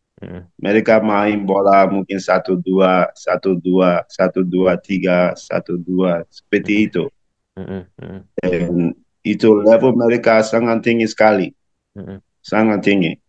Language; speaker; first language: Indonesian; non-native, learner; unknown